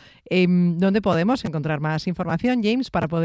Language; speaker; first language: Spanish; native; Spanish